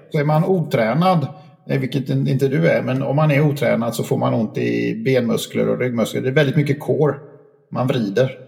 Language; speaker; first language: Swedish; native; Swedish